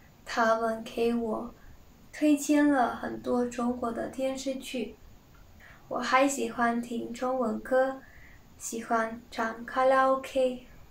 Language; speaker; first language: Chinese; non-native, learner; Spanish